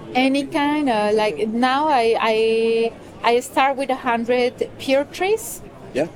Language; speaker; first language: English; non-native, fluent; Spanish